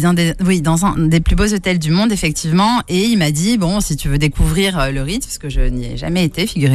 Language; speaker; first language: French; native; French